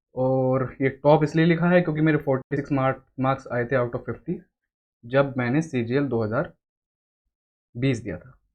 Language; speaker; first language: Hindi; native; Hindi